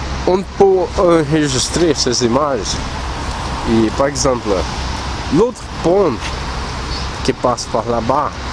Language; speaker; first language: French; non-native, learner; Portuguese